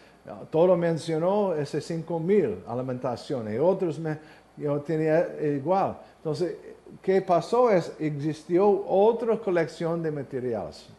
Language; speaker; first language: Spanish; non-native, learner; English